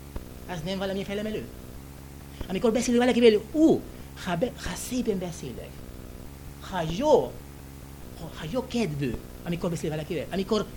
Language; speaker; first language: Hungarian; non-native, learner; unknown